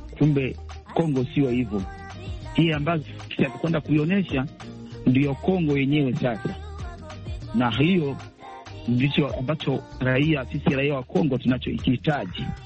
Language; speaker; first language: Swahili; native; Swahili